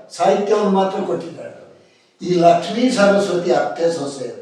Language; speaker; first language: Kannada; non-native, local second language; Tulu